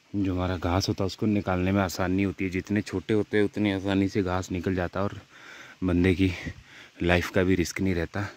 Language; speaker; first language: Hindi; native; Hindi